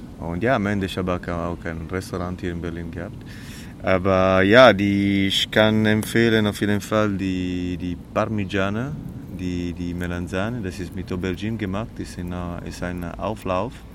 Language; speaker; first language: German; non-native, learner; Italian